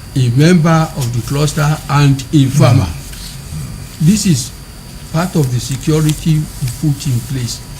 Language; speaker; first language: English; non-native, local second language; Yoruba